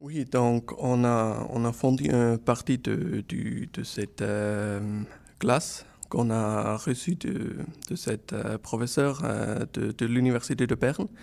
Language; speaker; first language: French; non-native, local second language; German